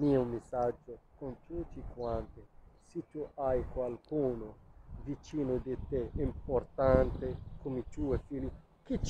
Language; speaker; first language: Italian; non-native, learner; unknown